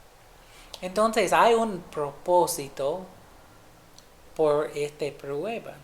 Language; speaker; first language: Spanish; non-native, fluent; English